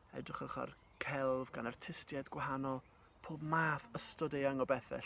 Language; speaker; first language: Welsh; native; Welsh